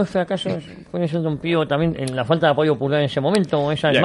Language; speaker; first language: Spanish; native; Spanish